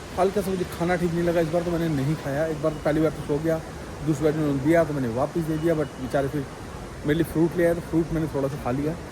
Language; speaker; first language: Hindi; native; Hindi